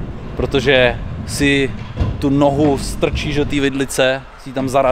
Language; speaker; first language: Czech; native; Czech